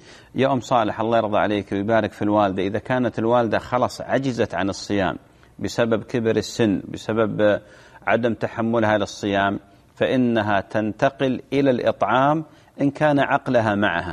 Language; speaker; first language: Arabic; native; Arabic